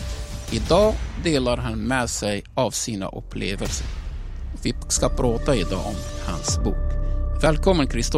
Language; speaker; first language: Swedish; non-native, local second language; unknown